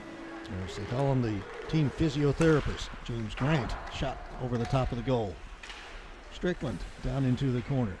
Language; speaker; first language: English; native; English